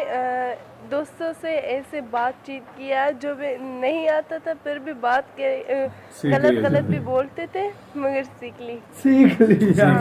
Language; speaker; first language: Hindi; non-native, learner; Pashto